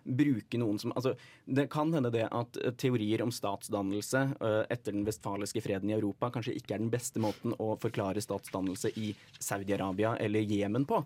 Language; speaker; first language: Norwegian; native; Norwegian